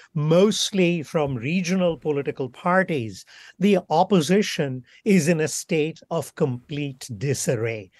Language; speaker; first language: English; non-native, local second language; Bangla